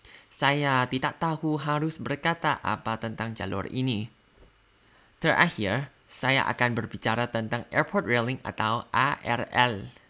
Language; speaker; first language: Indonesian; non-native, learner; Thai